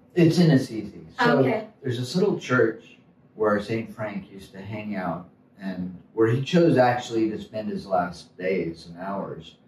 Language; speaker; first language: English; native; English